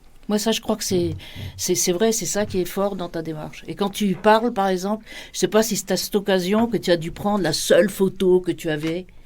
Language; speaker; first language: French; native; French